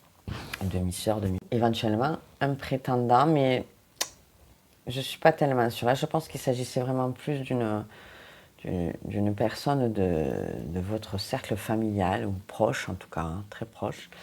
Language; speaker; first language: French; native; French